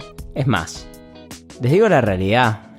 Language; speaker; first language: Spanish; native; Spanish